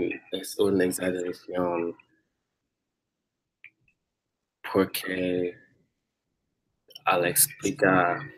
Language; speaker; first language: Spanish; non-native, learner; English